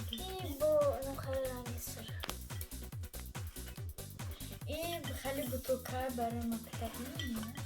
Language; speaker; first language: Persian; early bilingual, heritage; Tajik